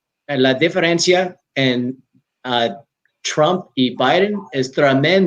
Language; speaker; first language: Spanish; non-native, learner; English